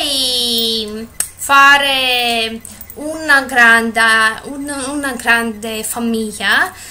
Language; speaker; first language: Italian; non-native, learner; Greek